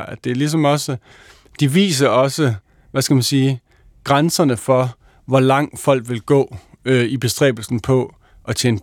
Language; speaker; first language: Danish; native; Danish